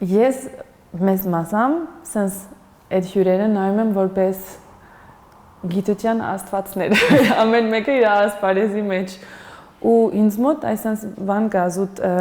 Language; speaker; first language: Armenian; non-native, fluent; Spanish